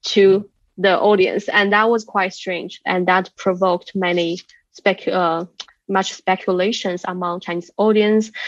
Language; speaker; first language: English; non-native, fluent; Chinese